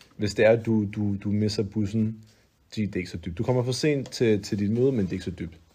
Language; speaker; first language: Danish; early bilingual, other home language; Arabic